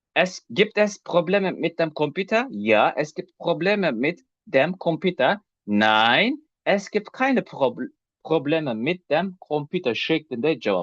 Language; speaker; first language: German; non-native, fluent; Turkish